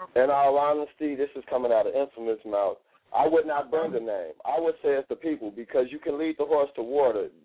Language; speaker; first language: English; native; English